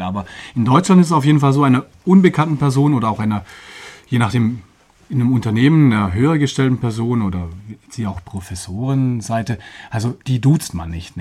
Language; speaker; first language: German; native; German